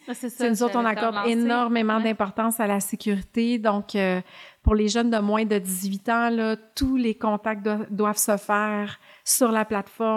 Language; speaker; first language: French; native; French